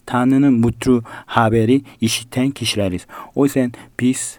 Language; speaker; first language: Turkish; non-native, fluent; Korean